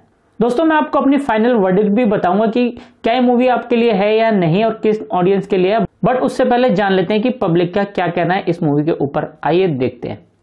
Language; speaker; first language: Hindi; native; Hindi